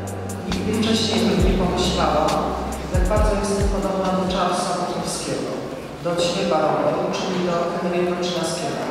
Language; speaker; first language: Polish; native; Polish